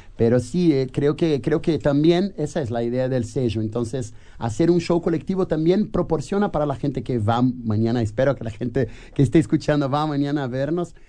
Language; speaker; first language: Spanish; non-native, fluent; Portuguese